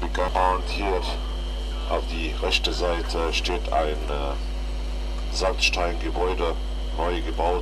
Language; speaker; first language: German; non-native, fluent; Arabic